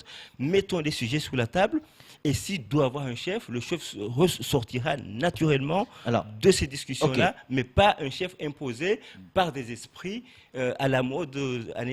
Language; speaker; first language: French; native; French